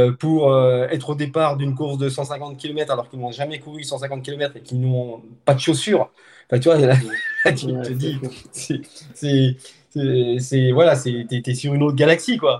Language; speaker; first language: French; native; French